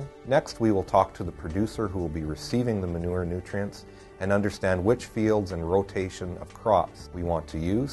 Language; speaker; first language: English; native; English